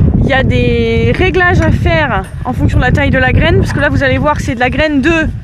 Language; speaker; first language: French; native; French